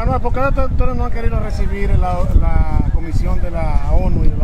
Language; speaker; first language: Spanish; native; Spanish